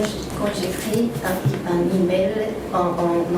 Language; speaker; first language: French; non-native, learner; Japanese